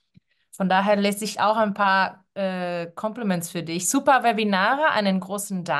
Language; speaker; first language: German; non-native, fluent; Spanish